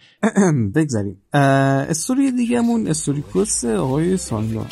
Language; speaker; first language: Persian; native; Persian